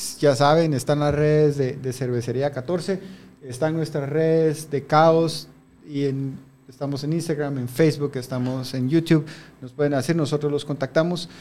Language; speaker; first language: Spanish; native; Spanish